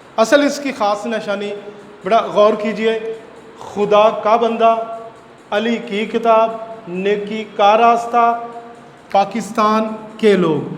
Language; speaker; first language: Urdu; non-native, local second language; Punjabi